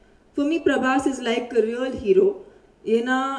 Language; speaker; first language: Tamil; early bilingual, heritage; Tamil